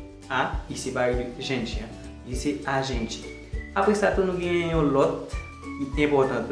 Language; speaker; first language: French; non-native, learner; Haitian Creole